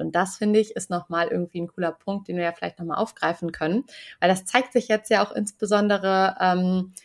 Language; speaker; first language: German; native; German